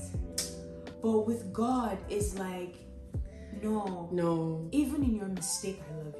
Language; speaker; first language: English; non-native, local second language; Yoruba